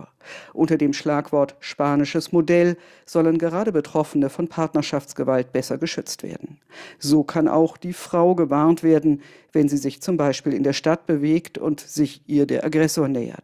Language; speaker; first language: German; native; German